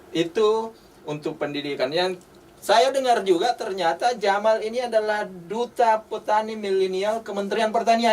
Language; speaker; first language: Indonesian; native; Indonesian